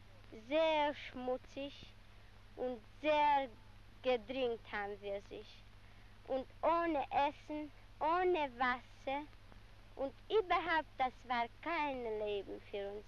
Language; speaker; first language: German; non-native, learner; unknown